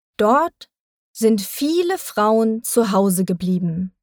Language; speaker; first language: German; native; German